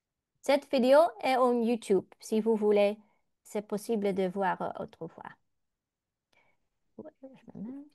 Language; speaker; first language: French; non-native, learner; Dutch